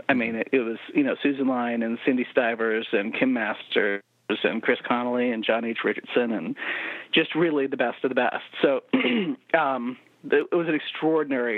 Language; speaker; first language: English; native; English